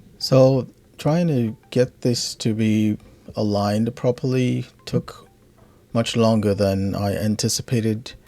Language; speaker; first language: English; native; English